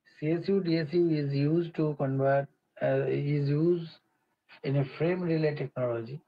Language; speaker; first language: English; non-native, local second language; Bangla